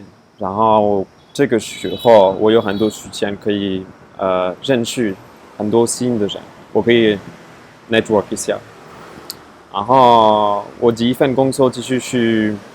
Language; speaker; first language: Chinese; non-native, fluent; French